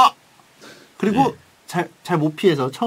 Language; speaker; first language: Korean; native; Korean